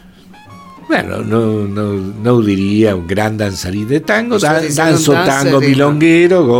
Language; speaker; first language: Portuguese; non-native, fluent; Spanish